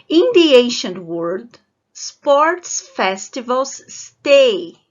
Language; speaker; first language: English; non-native, fluent; Portuguese